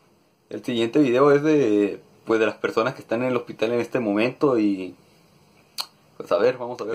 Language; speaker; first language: Spanish; native; Spanish